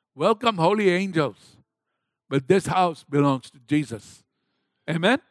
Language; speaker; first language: English; non-native, local second language; Gujarati